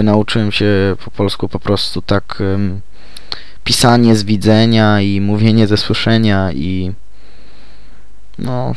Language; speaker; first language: Polish; early bilingual, heritage; Polish